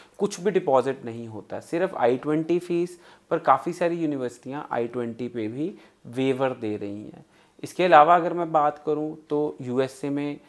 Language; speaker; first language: Hindi; non-native, local second language; Punjabi